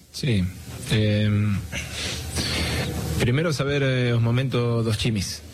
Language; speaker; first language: Portuguese; non-native, learner; Spanish